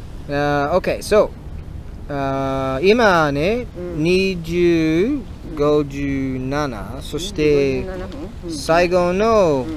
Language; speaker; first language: Japanese; non-native, learner; English